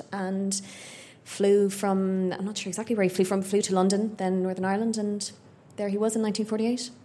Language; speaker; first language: English; native; English